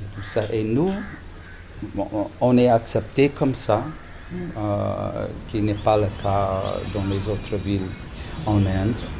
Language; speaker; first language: French; non-native, fluent; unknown